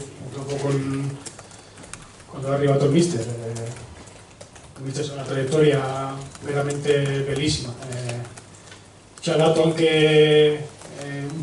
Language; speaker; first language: Italian; non-native, fluent; Spanish